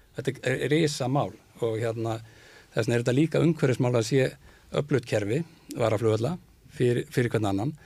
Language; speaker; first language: Icelandic; native; Icelandic